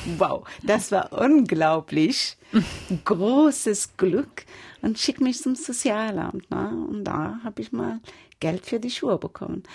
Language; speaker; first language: German; non-native, fluent; Persian